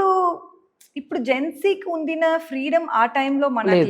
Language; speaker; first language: Telugu; non-native, learner; Tamil